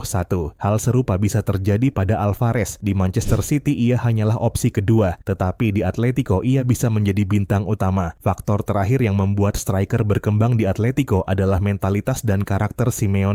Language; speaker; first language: Indonesian; native; Indonesian